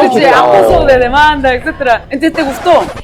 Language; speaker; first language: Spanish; non-native, learner; Korean